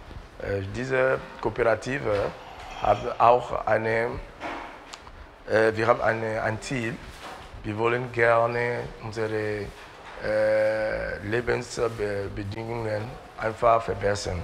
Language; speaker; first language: German; non-native, learner; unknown